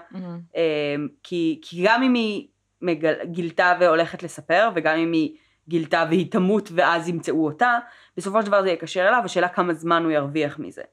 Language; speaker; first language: Hebrew; native; Hebrew